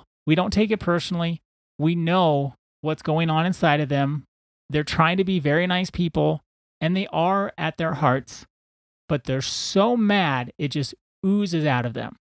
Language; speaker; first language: English; native; English